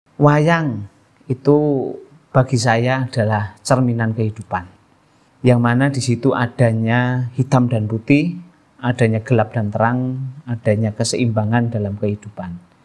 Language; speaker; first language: Indonesian; non-native, local second language; Javanese